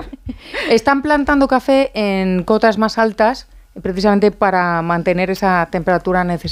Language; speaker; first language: Spanish; native; Spanish